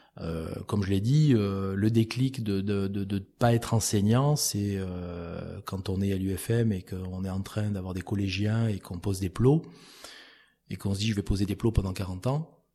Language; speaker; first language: French; native; French